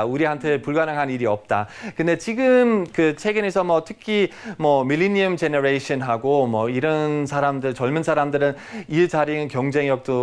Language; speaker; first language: Korean; non-native, fluent; German